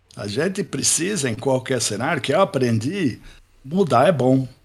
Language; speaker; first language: Portuguese; non-native, fluent; English